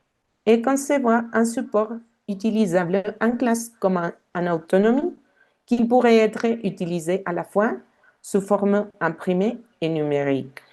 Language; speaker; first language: French; non-native, fluent; Spanish